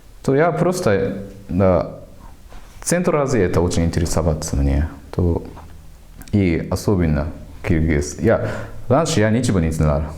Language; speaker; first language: Russian; non-native, learner; Japanese